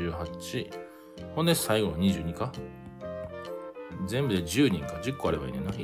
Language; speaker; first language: Japanese; native; Japanese